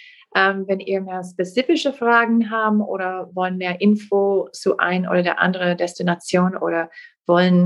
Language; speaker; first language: German; non-native, fluent; English